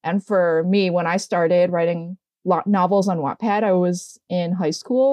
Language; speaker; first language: English; native; English